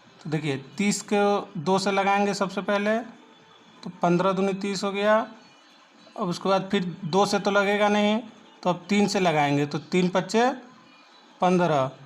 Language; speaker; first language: Hindi; native; Hindi